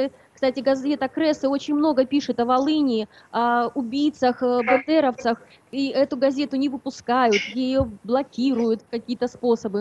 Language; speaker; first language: Russian; native; Russian